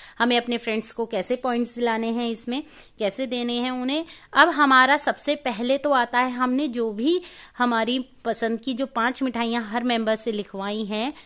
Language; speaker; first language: Hindi; native; Hindi